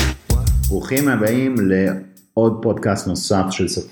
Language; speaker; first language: Hebrew; native; Hebrew